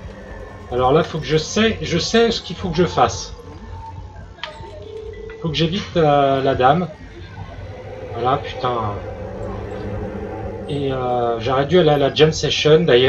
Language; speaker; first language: French; native; French